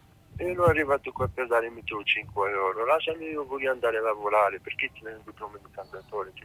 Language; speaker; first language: Italian; non-native, learner; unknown